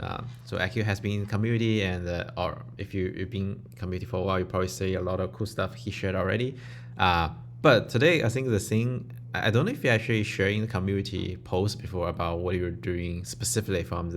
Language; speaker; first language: English; non-native, fluent; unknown